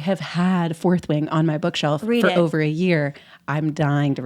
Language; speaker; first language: English; native; English